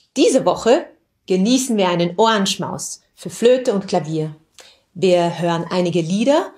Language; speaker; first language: German; native; German